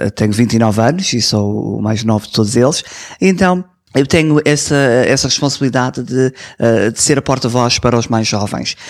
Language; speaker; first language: Portuguese; early bilingual, heritage; English